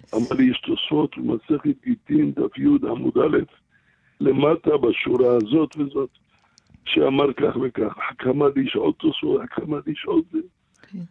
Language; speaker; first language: Hebrew; non-native, fluent; Arabic